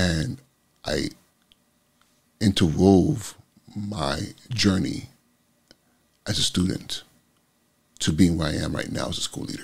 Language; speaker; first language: English; native; English